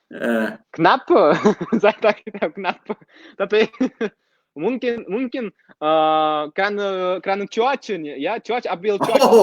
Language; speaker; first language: Indonesian; non-native, fluent; Russian